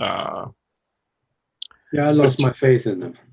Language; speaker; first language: English; non-native, fluent; Norwegian